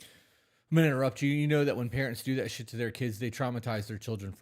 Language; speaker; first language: English; native; English